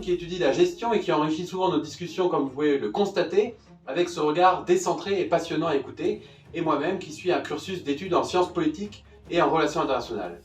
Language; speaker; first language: French; native; French